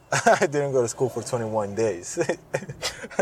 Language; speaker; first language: English; non-native, fluent; Spanish